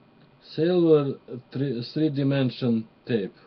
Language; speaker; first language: English; non-native, learner; Russian